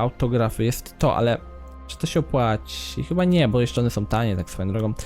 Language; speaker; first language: Polish; native; Polish